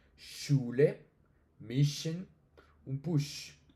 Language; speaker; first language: German; non-native, learner; Spanish